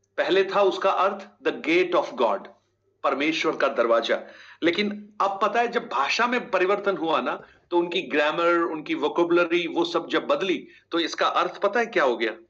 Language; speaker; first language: Hindi; native; Hindi